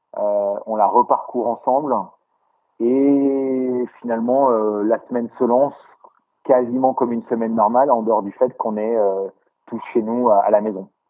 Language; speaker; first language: French; native; French